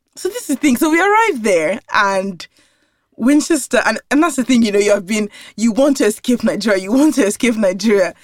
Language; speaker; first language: English; non-native, local second language; Yoruba